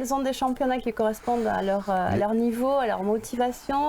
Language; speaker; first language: French; native; French